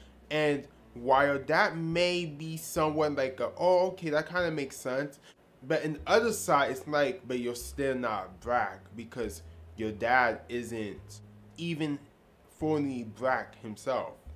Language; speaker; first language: English; early bilingual, other home language; Spanish